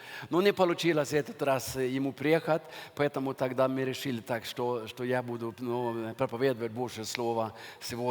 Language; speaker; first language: Russian; non-native, fluent; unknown